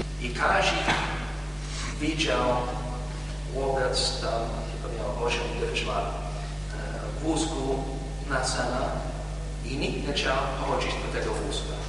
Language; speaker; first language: Polish; non-native, learner; English